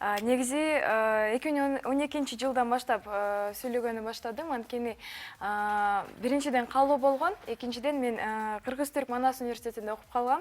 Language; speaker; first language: Kyrgyz; non-native, local second language; Uyghur